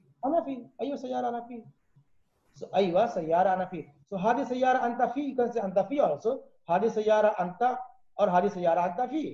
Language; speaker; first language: Arabic; non-native, fluent; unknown